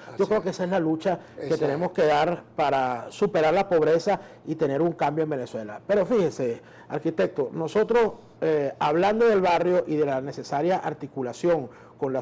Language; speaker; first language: Spanish; native; Spanish